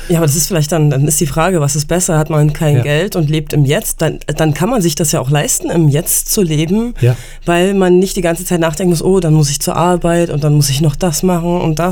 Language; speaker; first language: German; native; German